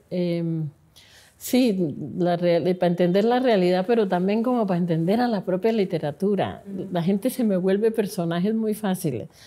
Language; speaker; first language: Spanish; native; Spanish